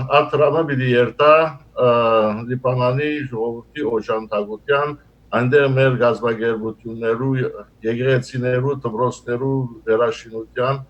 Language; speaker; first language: Armenian; early bilingual, heritage; Armenian